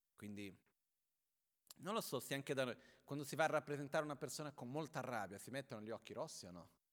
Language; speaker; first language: Italian; non-native, fluent; Portuguese